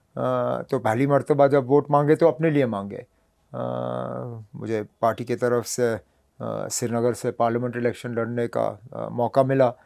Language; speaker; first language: Hindi; non-native, local second language; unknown